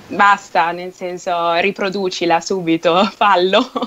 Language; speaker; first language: Italian; native; Italian